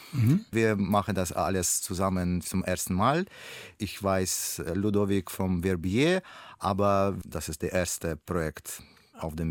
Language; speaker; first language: German; non-native, learner; Russian